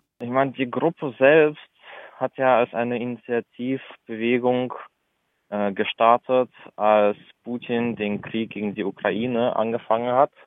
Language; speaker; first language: German; early bilingual, other home language; Russian